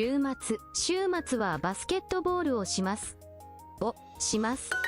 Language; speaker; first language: Japanese; non-native, learner; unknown